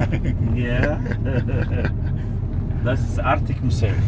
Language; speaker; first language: English; non-native, learner; Somali